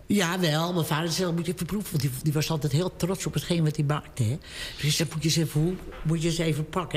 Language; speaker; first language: Dutch; native; Dutch